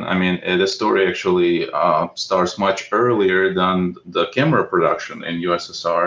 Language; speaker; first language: English; non-native, fluent; Russian